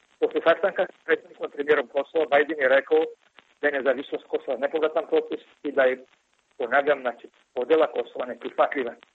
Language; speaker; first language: Serbian; non-native, local second language; Albanian